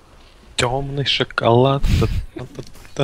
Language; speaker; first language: Russian; native; Russian